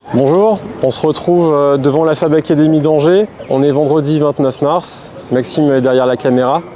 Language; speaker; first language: French; native; French